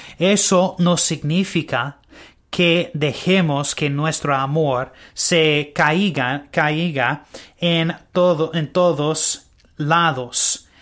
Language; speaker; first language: Spanish; non-native, learner; English